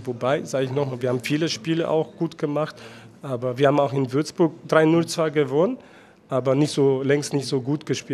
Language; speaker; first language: German; non-native, fluent; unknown